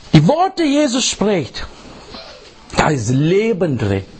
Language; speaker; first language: German; non-native, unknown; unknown